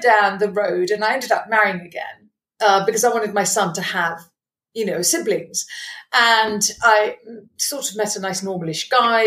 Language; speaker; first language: English; non-native, local second language; Punjabi